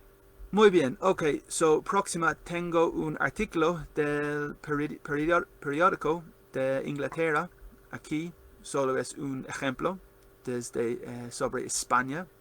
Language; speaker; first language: Spanish; non-native, learner; English